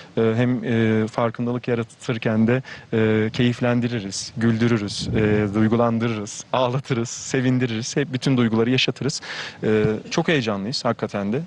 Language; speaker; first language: Turkish; native; Turkish